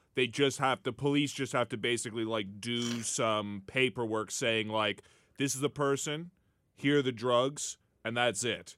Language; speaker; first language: English; native; English